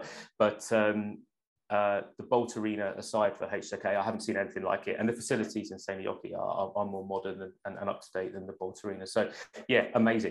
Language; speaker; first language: English; native; English